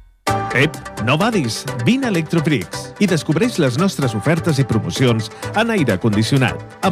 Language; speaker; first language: Catalan; native; Catalan